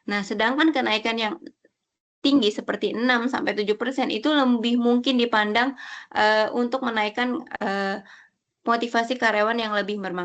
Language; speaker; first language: Indonesian; native; Indonesian